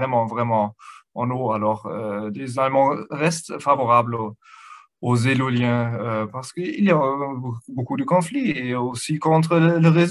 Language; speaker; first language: French; non-native, fluent; German